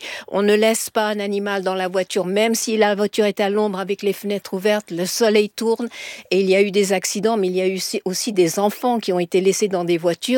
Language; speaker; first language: French; native; French